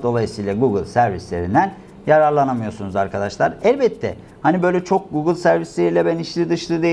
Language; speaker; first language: Turkish; native; Turkish